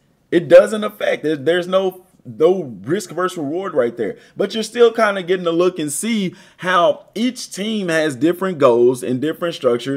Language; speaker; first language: English; native; English